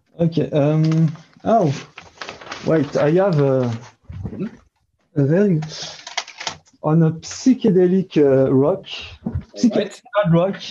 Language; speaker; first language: English; non-native, learner; French